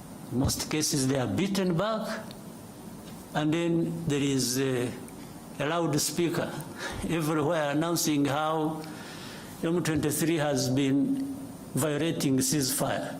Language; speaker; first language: English; non-native, local second language; Kinyarwanda